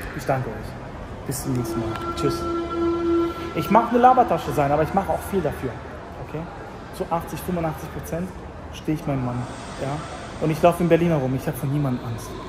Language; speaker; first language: German; early bilingual, other home language; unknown